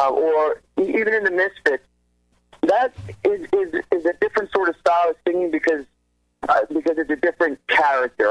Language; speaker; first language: English; native; English